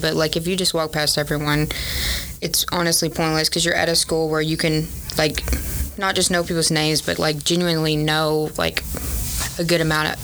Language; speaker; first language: English; native; English